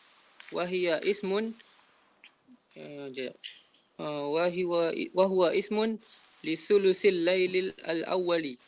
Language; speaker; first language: Arabic; non-native, learner; Malay